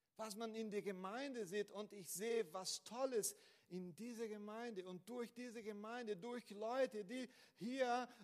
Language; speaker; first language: German; non-native, fluent; Portuguese